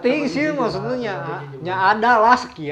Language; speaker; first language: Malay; non-native, local second language; Sundanese